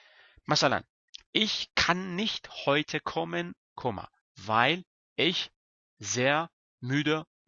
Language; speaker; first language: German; non-native, fluent; Persian